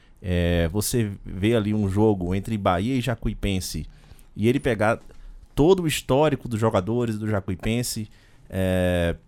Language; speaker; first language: Portuguese; native; Portuguese